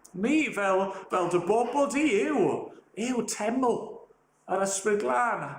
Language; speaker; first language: Welsh; native; Welsh